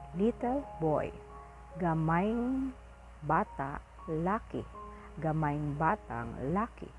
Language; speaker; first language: Cebuano; native; Cebuano